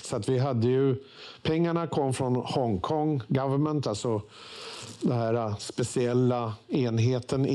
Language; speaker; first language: Swedish; native; Swedish